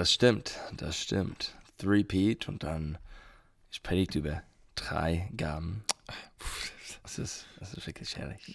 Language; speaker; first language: German; non-native, learner; English